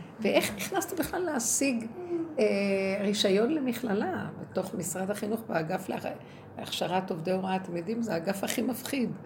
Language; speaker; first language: Hebrew; native; Hebrew